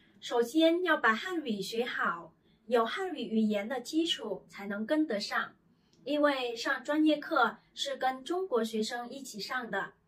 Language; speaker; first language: Chinese; non-native, fluent; Vietnamese